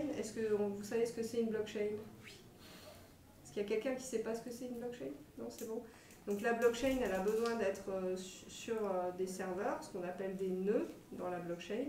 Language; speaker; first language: French; native; French